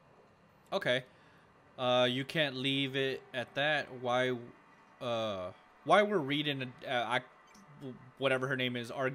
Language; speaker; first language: English; native; English